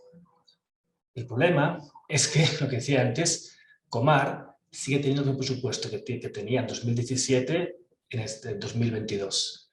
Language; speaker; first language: Spanish; native; Spanish